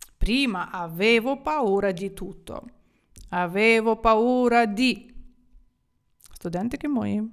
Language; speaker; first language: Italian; non-native, fluent; Ukrainian